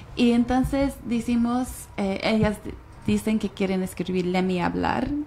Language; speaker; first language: Spanish; non-native, fluent; English